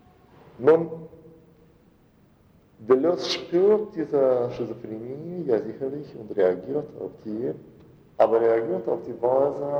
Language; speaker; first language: German; non-native, fluent; Russian